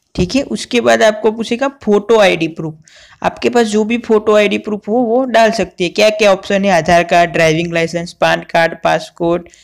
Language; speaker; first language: Hindi; non-native, local second language; Gujarati